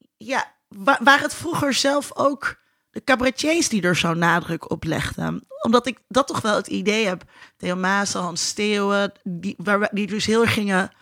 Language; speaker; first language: Dutch; native; Dutch